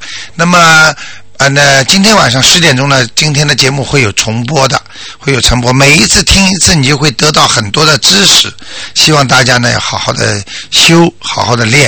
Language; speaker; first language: Chinese; native; Chinese